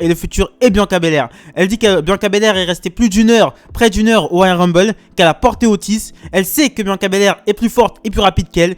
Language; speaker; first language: French; native; French